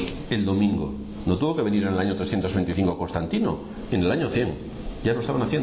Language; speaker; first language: Spanish; native; Spanish